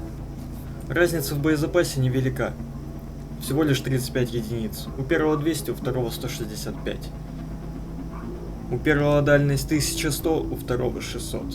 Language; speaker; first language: Russian; native; Russian